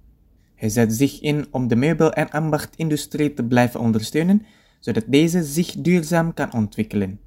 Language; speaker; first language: Dutch; non-native, fluent; Indonesian